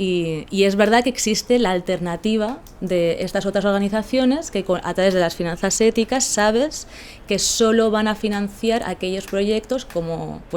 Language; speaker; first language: Spanish; native; Spanish